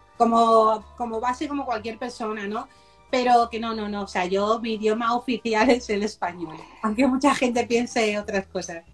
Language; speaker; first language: Spanish; native; Spanish